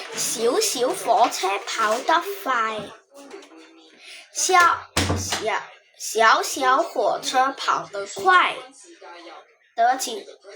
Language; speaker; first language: Chinese; non-native, local second language; Cantonese